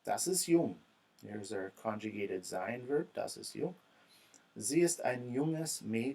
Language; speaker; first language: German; non-native, fluent; English